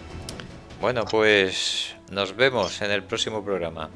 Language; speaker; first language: Spanish; native; Spanish